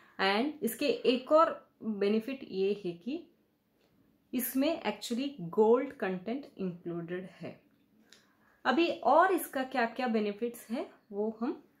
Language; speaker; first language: Hindi; non-native, local second language; Kannada